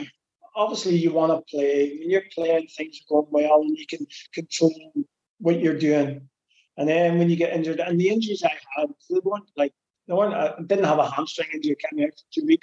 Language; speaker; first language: English; native; English